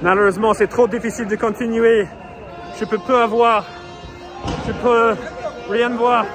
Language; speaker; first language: French; non-native, learner; English